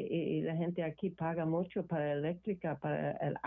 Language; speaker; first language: Spanish; non-native, learner; English